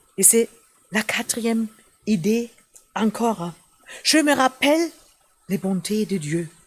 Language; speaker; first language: French; non-native, fluent; German